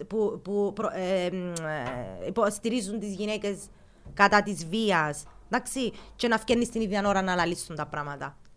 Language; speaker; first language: Greek; early bilingual, heritage; Greek